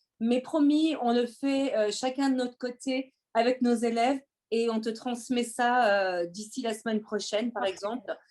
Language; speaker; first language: French; non-native, fluent; Turkish